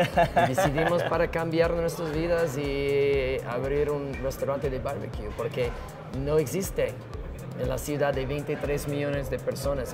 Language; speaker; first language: Spanish; non-native, fluent; English